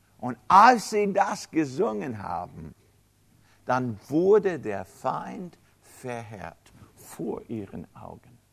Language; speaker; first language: German; non-native, fluent; English